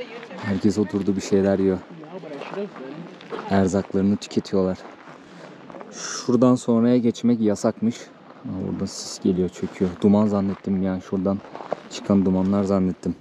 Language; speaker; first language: Turkish; native; Turkish